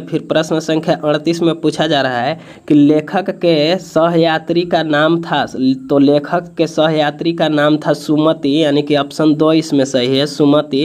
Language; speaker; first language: Hindi; native; Hindi